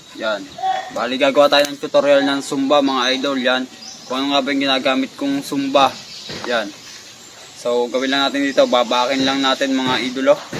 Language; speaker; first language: Filipino; native; Filipino